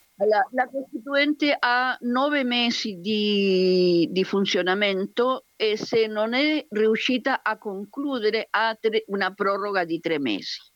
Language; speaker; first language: Italian; non-native, fluent; Spanish